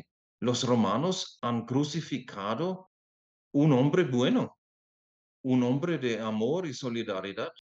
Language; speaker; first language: Spanish; non-native, fluent; German